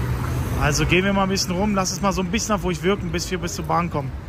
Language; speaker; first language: German; native; German